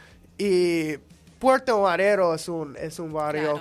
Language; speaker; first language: Spanish; non-native, learner; English